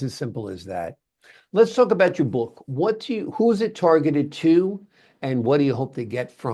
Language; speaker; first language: English; native; English